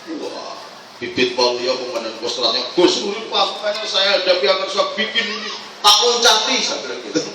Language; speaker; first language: Indonesian; non-native, local second language; Javanese